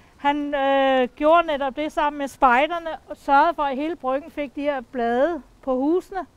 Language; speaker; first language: Danish; native; Danish